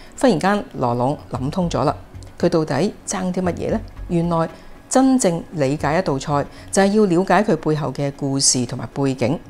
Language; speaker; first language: Chinese; non-native, local second language; Cantonese